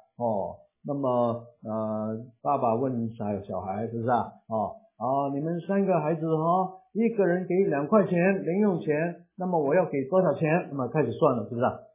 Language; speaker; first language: Chinese; non-native, local second language; Cantonese